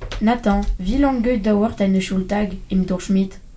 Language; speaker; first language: German; non-native, learner; French